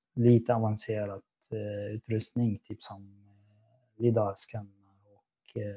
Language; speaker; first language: Swedish; non-native, fluent; Arabic